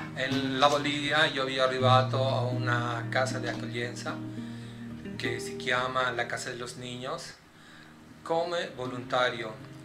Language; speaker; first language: Italian; non-native, learner; Spanish